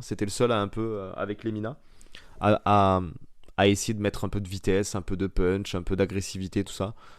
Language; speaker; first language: French; native; French